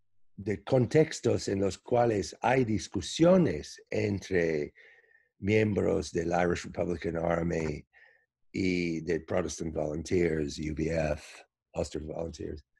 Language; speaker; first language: Spanish; non-native, fluent; English